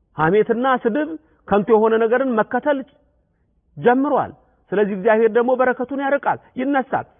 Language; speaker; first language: Amharic; native; Amharic